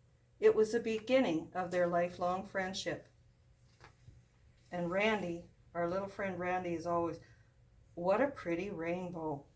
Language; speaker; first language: English; native; English